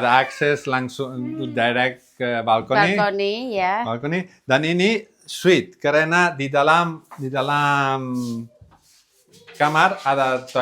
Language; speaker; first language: Indonesian; non-native, learner; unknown